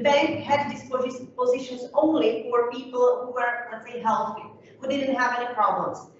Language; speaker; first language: English; non-native, fluent; Czech